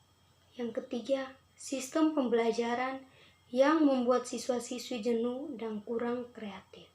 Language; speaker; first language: Indonesian; non-native, local second language; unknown